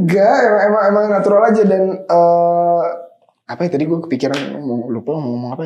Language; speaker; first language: Indonesian; native; Indonesian